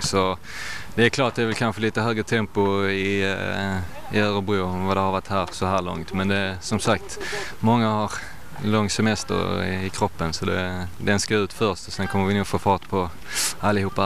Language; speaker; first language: Swedish; native; Swedish